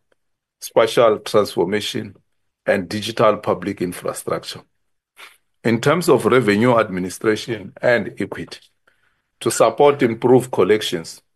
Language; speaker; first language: English; non-native, local second language; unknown